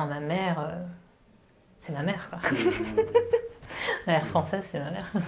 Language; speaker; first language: French; native; French